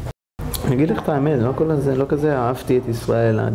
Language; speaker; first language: Hebrew; early bilingual, heritage; Hebrew